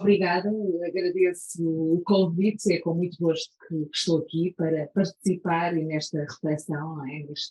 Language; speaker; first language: Portuguese; native; Portuguese